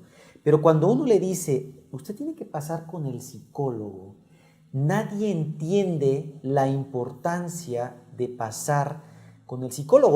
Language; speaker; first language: Spanish; native; Spanish